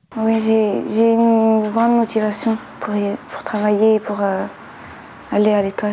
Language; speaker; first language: French; early bilingual, other home language; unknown